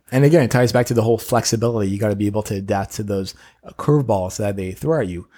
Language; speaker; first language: English; non-native, fluent; French